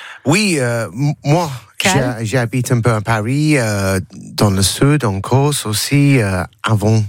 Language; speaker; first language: French; non-native, learner; English